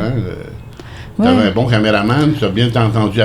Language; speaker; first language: French; native; French